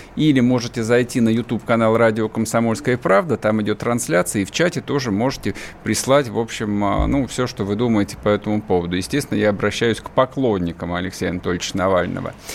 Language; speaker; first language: Russian; native; Russian